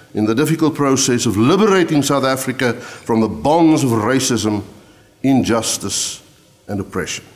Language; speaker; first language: English; non-native, local second language; Afrikaans